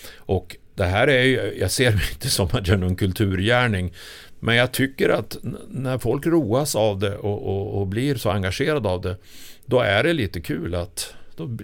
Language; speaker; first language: Swedish; native; Swedish